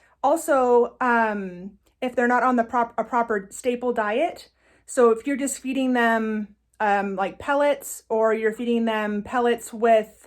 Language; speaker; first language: English; native; English